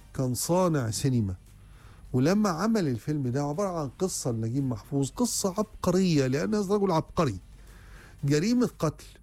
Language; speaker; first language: Egyptian Arabic; native; Egyptian Arabic